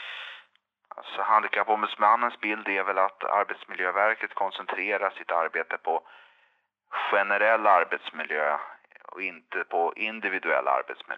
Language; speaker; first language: Swedish; native; Swedish